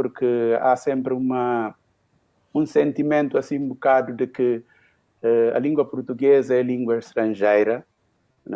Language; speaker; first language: Portuguese; non-native, local second language; Upper Guinea Crioulo